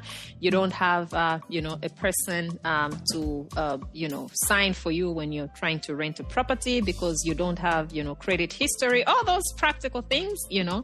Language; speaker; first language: English; non-native, local second language; Nyanja